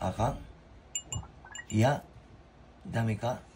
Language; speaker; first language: Japanese; non-native, learner; Filipino